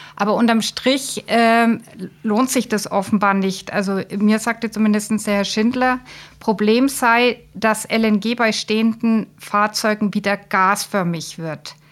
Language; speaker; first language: German; native; German